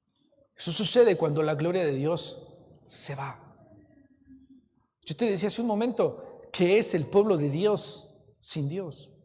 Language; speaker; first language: Spanish; native; Spanish